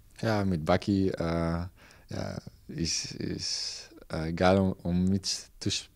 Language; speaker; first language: German; non-native, learner; Dutch